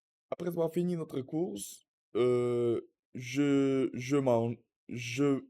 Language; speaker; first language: French; non-native, learner; Russian